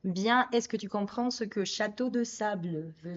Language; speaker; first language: French; non-native, fluent; Spanish